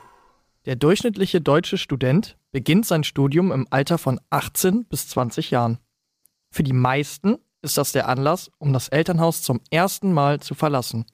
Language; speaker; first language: German; native; German